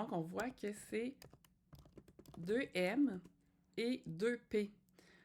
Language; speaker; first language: French; native; French